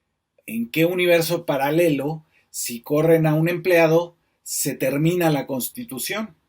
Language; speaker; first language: Spanish; native; Spanish